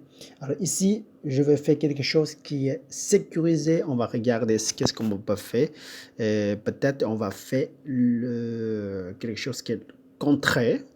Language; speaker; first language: French; non-native, fluent; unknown